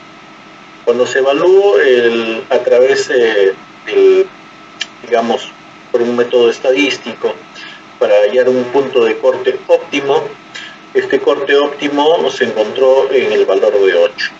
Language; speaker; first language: Spanish; native; Spanish